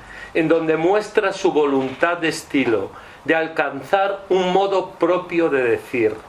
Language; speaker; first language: Spanish; native; Spanish